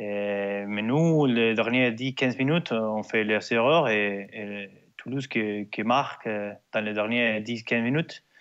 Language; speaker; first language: French; non-native, learner; Spanish